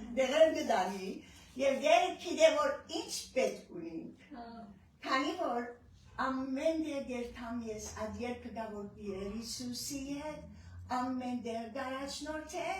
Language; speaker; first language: Armenian; early bilingual, heritage; Armenian